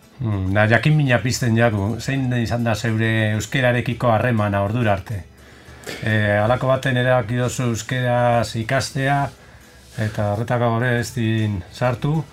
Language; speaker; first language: Basque; native; Basque